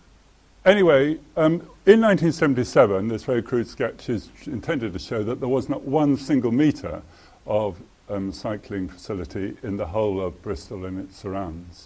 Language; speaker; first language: English; native; English